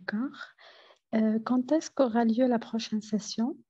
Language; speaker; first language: French; non-native, fluent; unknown